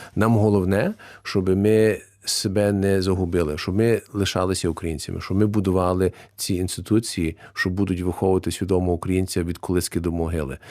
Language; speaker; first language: Ukrainian; early bilingual, heritage; Ukrainian